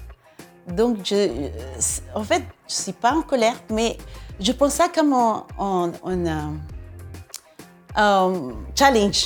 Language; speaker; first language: French; non-native, fluent; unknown